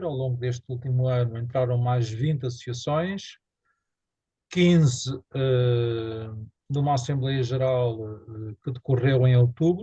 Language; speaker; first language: Portuguese; native; Portuguese